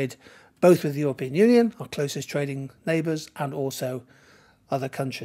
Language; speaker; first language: English; native; English